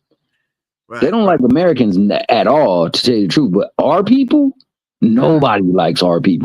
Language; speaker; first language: English; native; English